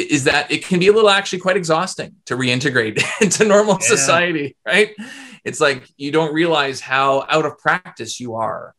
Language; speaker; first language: English; native; English